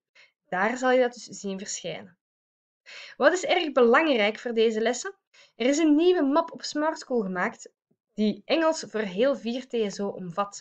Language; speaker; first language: Dutch; native; Dutch